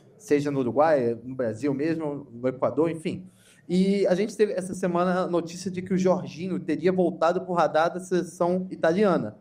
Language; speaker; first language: Portuguese; native; Portuguese